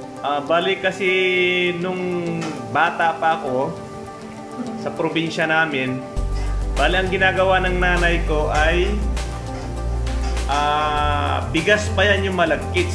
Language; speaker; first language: Filipino; non-native, local second language; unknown